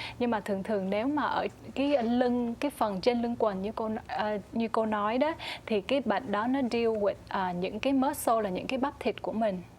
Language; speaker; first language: Vietnamese; early bilingual, heritage; Vietnamese